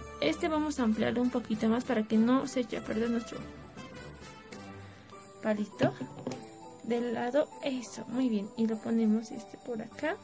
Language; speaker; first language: Spanish; native; Spanish